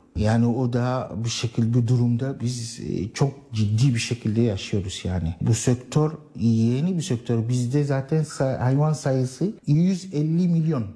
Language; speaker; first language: Turkish; non-native, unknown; Arabic